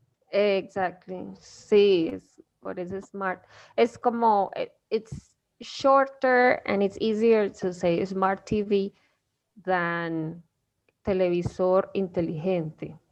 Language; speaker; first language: English; non-native, fluent; Spanish